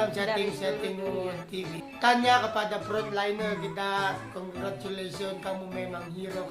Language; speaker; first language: Indonesian; non-native, fluent; Filipino